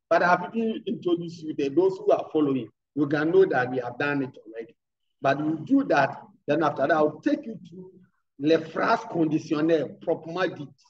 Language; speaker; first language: English; non-native, local second language; Akan